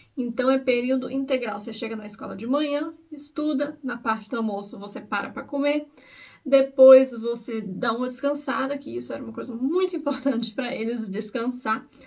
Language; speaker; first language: Portuguese; early bilingual, heritage; Portuguese